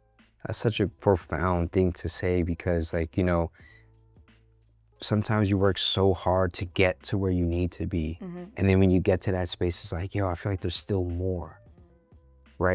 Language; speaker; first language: English; native; English